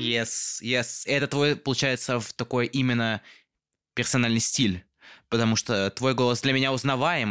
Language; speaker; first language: Russian; native; Russian